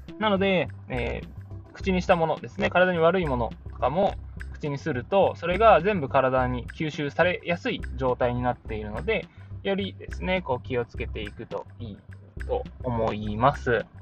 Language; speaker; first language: Japanese; native; Japanese